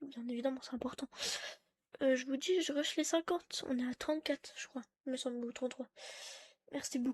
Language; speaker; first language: French; native; French